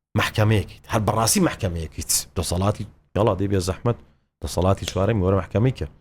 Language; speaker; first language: Central Kurdish; native; Central Kurdish